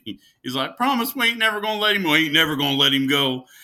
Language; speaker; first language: English; native; English